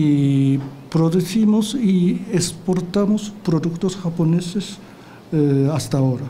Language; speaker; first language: Spanish; non-native, fluent; Japanese